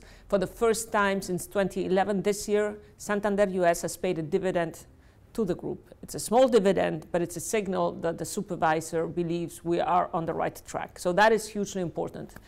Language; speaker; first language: English; non-native, fluent; Spanish